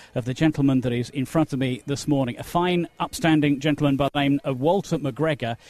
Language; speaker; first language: English; native; English